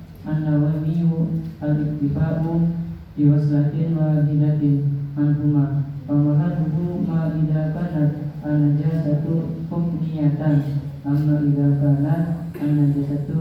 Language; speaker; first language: Arabic; non-native, learner; Indonesian